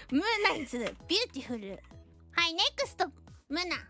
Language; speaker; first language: Japanese; non-native, learner; Indonesian